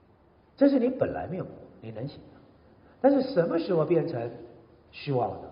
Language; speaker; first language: Chinese; native; Chinese